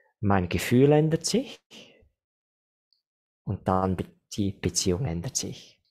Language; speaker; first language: German; non-native, fluent; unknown